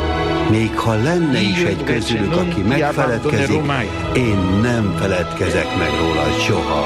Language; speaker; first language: Hungarian; native; Hungarian